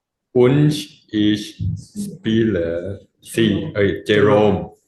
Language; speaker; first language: German; non-native, learner; Thai